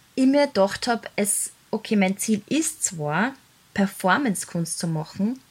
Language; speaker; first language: German; native; German